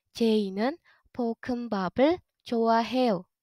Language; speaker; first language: Korean; non-native, fluent; Indonesian